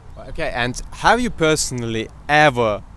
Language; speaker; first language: English; non-native, fluent; Russian